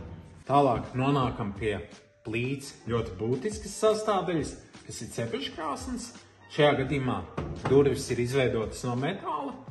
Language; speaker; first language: Latvian; native; Latvian